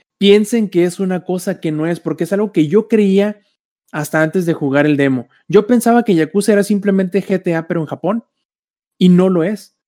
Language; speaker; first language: Spanish; native; Spanish